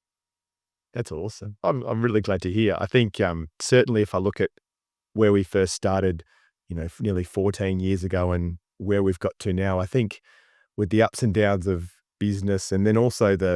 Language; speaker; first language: English; native; English